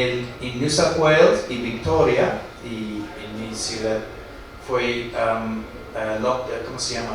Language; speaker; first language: Spanish; non-native, fluent; English